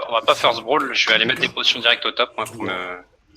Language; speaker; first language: French; native; French